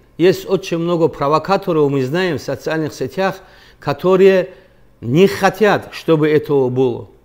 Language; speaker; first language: Russian; non-native, local second language; Avaric